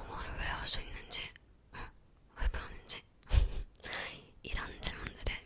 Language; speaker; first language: Korean; non-native, learner; English